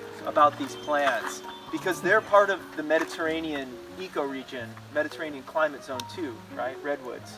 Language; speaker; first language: English; native; English